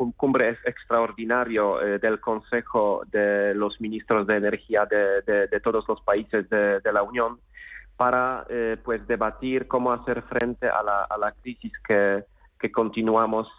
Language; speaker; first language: Spanish; non-native, fluent; Polish